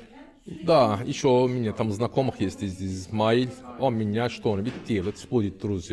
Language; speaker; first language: Russian; non-native, learner; Turkish